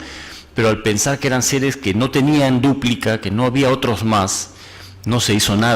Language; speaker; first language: Spanish; native; Spanish